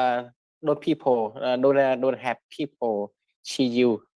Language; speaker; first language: English; non-native, learner; Vietnamese